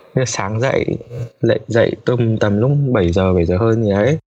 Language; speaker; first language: Vietnamese; native; Vietnamese